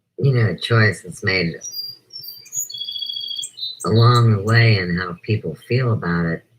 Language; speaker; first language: English; native; English